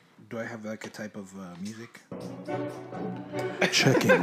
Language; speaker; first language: English; early bilingual, other home language; Spanish